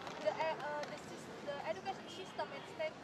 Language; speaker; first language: English; non-native, fluent; Indonesian